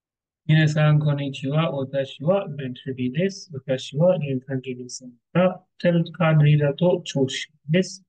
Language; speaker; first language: Japanese; non-native, learner; English